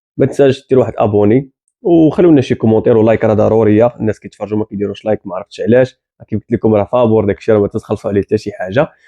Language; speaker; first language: Arabic; native; Arabic